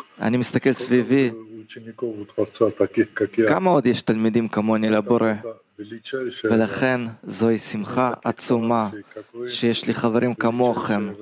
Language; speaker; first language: Hebrew; non-native, learner; Russian